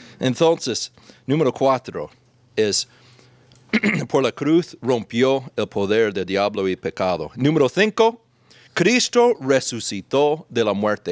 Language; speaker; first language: Spanish; non-native, fluent; English